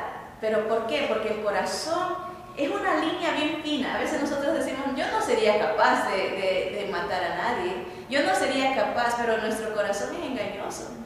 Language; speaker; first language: Spanish; native; Spanish